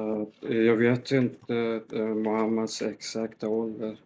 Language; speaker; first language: Swedish; non-native, fluent; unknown